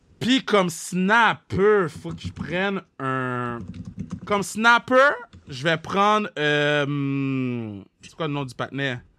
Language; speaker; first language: French; native; French